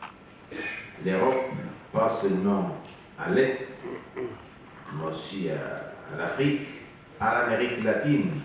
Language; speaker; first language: French; non-native, fluent; Italian